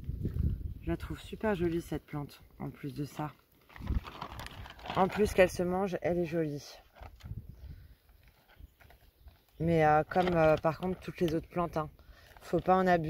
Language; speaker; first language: French; native; French